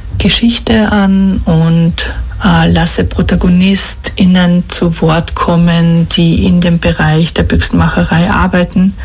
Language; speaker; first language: German; non-native, local second language; Slovenian